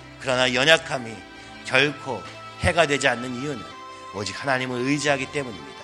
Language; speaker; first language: Korean; native; Korean